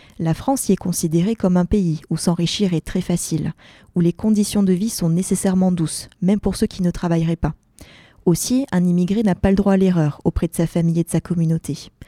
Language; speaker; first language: French; native; French